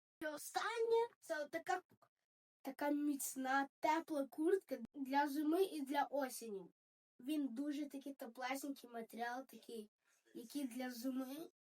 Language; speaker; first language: Ukrainian; early bilingual, heritage; Ukrainian